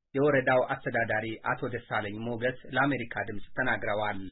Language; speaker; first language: Amharic; native; Amharic